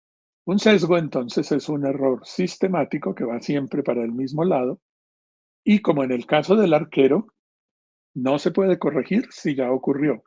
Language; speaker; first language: Spanish; native; Spanish